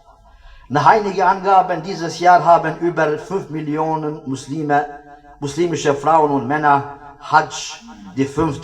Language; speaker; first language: German; non-native, learner; Albanian